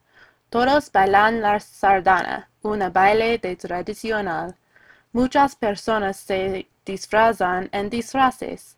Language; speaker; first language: Spanish; non-native, learner; English